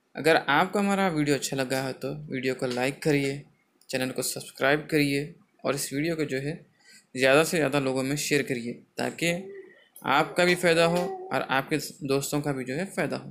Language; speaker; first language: Hindi; non-native, local second language; Urdu